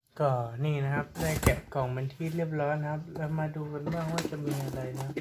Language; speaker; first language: Thai; native; Thai